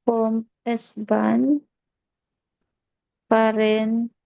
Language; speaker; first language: German; non-native, fluent; Filipino